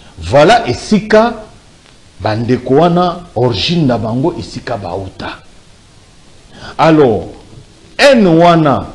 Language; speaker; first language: Lingala; non-native, local second language; Luba-Lulua